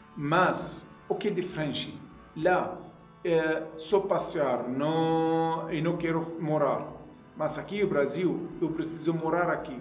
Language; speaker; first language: Portuguese; non-native, learner; Arabic